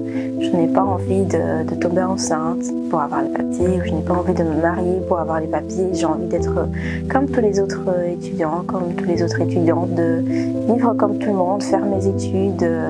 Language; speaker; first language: French; early bilingual, other home language; Portuguese